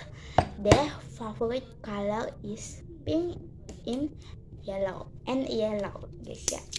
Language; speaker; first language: English; non-native, learner; Indonesian